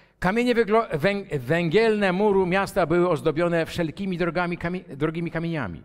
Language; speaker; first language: Polish; native; Polish